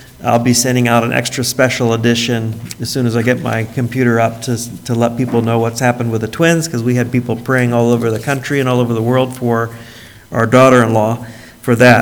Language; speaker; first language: English; native; English